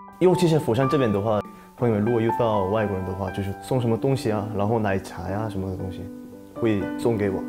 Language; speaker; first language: Chinese; non-native, fluent; Korean